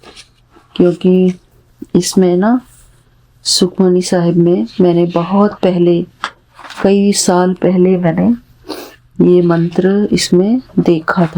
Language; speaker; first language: Hindi; native; Hindi